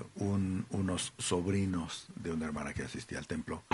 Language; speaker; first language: Spanish; native; Spanish